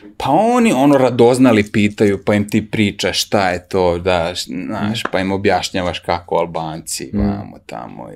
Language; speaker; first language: Serbian; native; Serbian